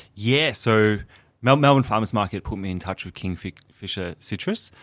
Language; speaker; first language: English; native; English